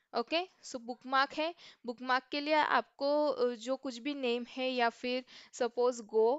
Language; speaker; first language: Hindi; non-native, local second language; Marathi